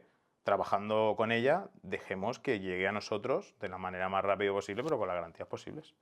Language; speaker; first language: Spanish; native; Spanish